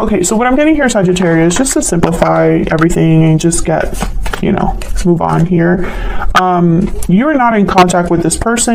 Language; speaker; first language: English; native; English